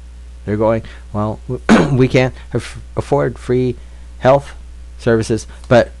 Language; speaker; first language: English; native; English